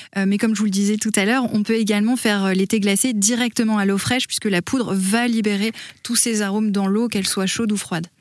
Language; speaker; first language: French; non-native, fluent; English